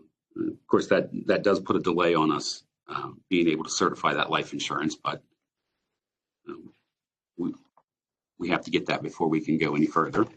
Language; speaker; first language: English; native; English